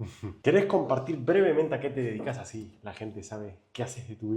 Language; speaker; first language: Spanish; native; Spanish